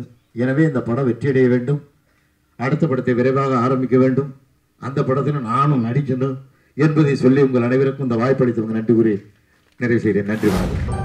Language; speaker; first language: Tamil; native; Tamil